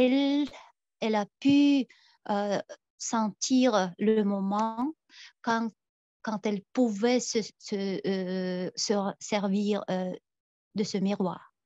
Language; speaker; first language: French; non-native, fluent; Tuvinian